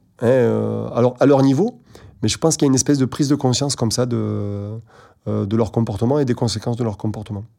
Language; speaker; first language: French; native; French